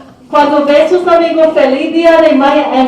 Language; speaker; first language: Spanish; early bilingual, heritage; Spanish